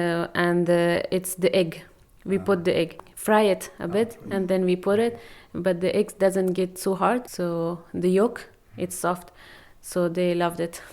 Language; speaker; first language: English; non-native, fluent; Persian